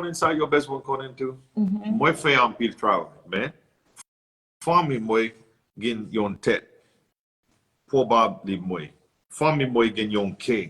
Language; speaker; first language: Haitian Creole; non-native, learner; English